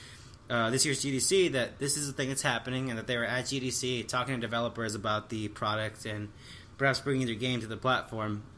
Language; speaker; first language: English; native; English